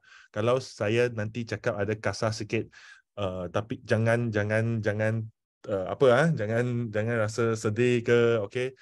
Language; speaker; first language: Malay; non-native, local second language; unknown